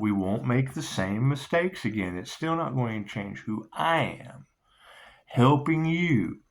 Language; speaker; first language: English; native; English